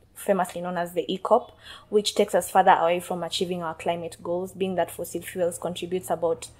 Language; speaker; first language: English; non-native, local second language; Kalenjin